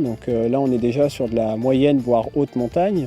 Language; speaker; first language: French; native; French